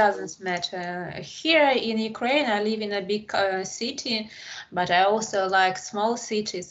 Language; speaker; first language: English; non-native, learner; Ukrainian